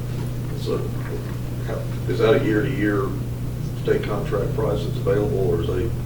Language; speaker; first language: English; native; English